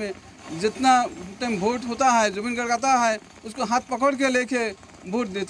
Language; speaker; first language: Hindi; non-native, local second language; Assamese